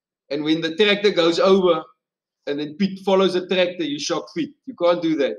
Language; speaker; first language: English; non-native, local second language; Afrikaans